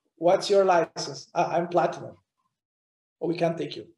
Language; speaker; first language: English; non-native, fluent; Portuguese